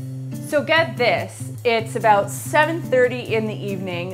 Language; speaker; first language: English; native; English